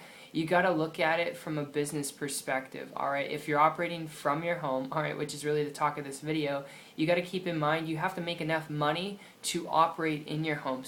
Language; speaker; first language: English; native; English